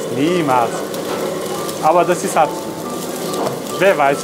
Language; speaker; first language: German; non-native, fluent; Turkish